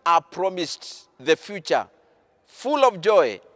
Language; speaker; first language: English; non-native, local second language; Swahili